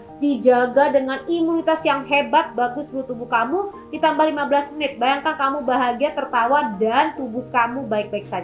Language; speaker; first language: Indonesian; native; Indonesian